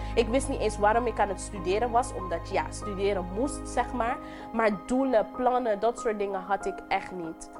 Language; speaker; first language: Dutch; non-native, local second language; English